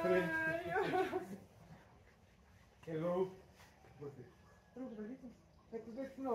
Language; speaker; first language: English; non-native, learner; Russian